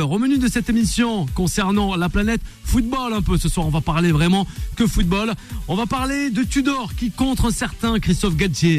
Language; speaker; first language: French; native; French